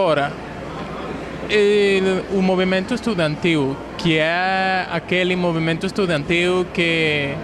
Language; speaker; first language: Portuguese; non-native, fluent; Spanish